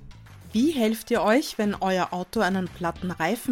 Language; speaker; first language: German; native; German